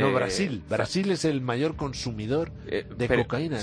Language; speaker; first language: Spanish; native; Spanish